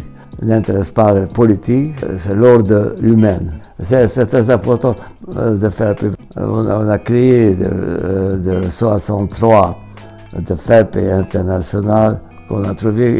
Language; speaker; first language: French; non-native, fluent; Hungarian